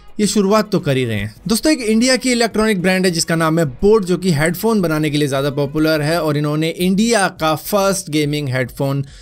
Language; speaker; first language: Hindi; native; Hindi